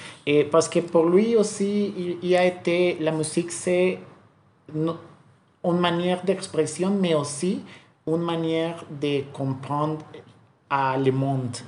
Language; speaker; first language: French; non-native, learner; Spanish